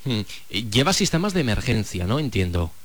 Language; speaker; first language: Spanish; non-native, learner; English